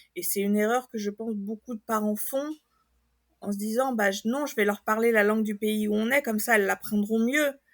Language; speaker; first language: French; native; French